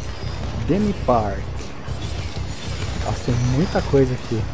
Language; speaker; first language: Portuguese; native; Portuguese